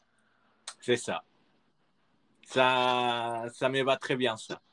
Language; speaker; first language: French; early bilingual, other home language; Spanish